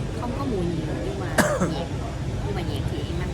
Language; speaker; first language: Vietnamese; non-native, learner; Korean